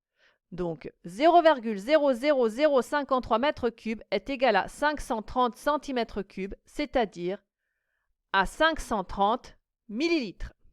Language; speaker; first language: French; native; French